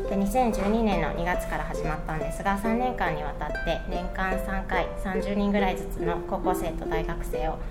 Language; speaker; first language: Japanese; native; Japanese